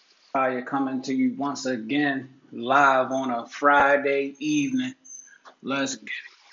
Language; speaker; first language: English; native; English